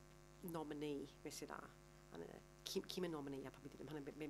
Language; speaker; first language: Turkish; early bilingual, heritage; Turkish